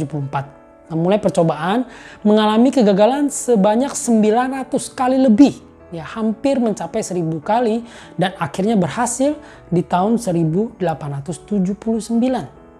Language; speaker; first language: Indonesian; native; Indonesian